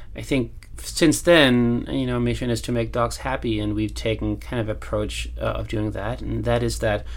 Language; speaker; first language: English; non-native, fluent; Danish